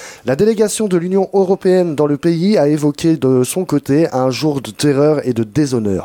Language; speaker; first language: French; native; French